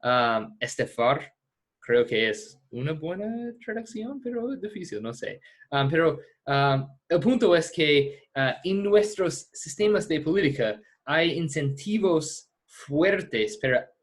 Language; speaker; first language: Spanish; non-native, fluent; English